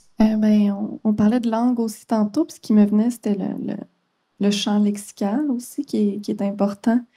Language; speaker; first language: French; native; French